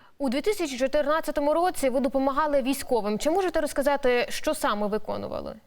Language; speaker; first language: Ukrainian; native; Ukrainian